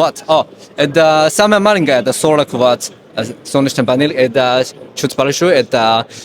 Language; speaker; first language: Russian; non-native, learner; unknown